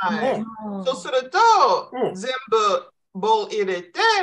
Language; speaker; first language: Japanese; non-native, fluent; English